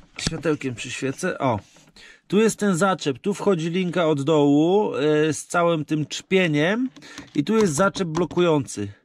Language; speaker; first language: Polish; native; Polish